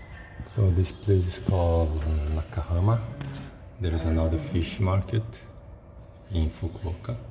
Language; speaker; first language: English; non-native, fluent; Portuguese